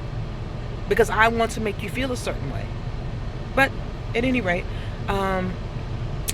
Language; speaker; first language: English; native; English